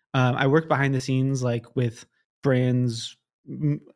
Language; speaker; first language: English; native; English